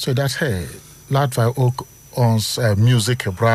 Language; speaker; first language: Dutch; non-native, fluent; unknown